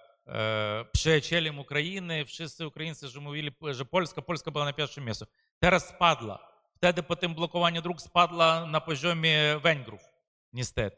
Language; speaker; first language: Polish; non-native, fluent; Ukrainian